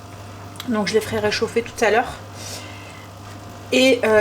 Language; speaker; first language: French; native; French